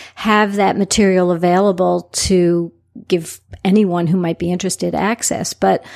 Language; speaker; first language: English; native; English